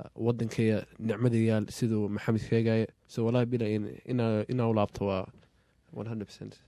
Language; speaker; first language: Somali; early bilingual, heritage; Somali